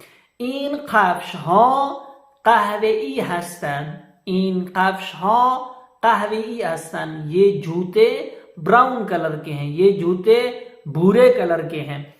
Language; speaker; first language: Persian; non-native, fluent; Urdu